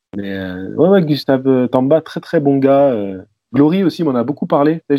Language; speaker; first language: French; native; French